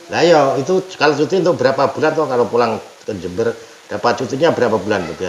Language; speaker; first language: Indonesian; non-native, local second language; Javanese